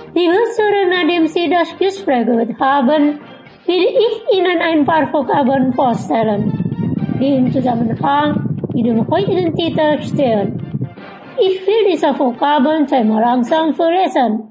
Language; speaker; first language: German; non-native, learner; Indonesian